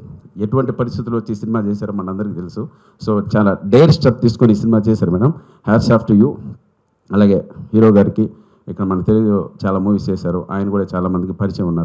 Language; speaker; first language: Telugu; native; Telugu